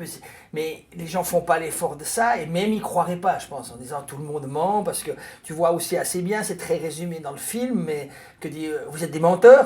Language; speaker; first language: French; native; French